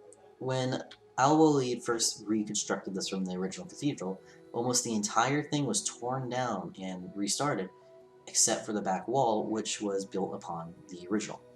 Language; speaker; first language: English; native; English